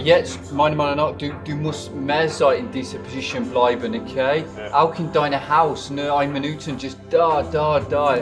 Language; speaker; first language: German; non-native, learner; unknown